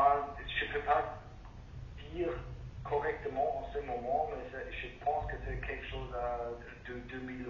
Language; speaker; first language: French; non-native, learner; German